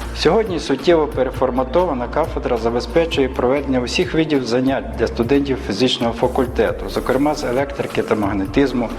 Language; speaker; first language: Ukrainian; native; Ukrainian